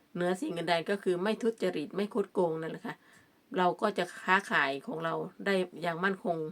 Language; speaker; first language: Thai; native; Thai